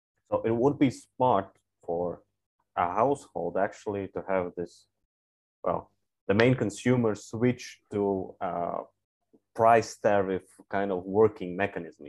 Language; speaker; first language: English; non-native, fluent; Latvian